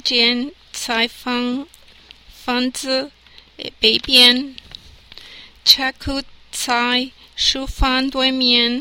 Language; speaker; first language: Chinese; non-native, learner; English